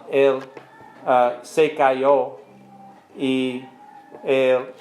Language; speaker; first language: Spanish; non-native, learner; English